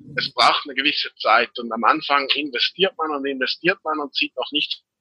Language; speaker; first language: German; native; German